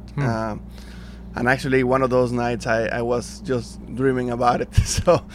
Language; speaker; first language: English; non-native, fluent; Spanish